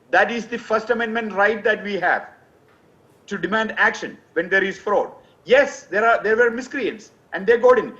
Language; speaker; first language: English; non-native, local second language; Malayalam